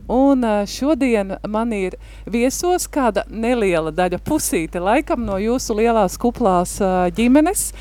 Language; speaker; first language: Latvian; native; Latvian